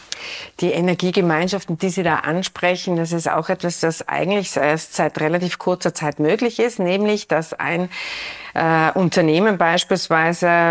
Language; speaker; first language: German; native; German